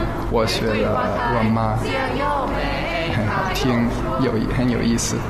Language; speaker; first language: Chinese; non-native, learner; Italian